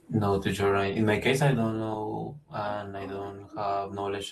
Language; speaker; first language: English; non-native, learner; Spanish